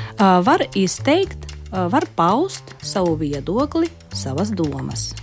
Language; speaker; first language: Latvian; native; Latvian